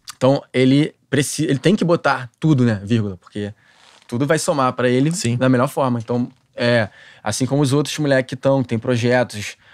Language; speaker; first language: Portuguese; native; Portuguese